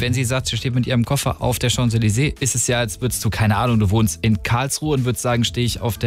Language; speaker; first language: German; native; German